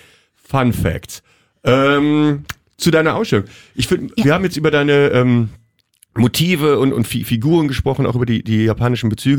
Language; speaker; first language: German; native; German